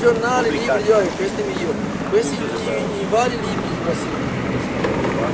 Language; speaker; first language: Italian; non-native, learner; Portuguese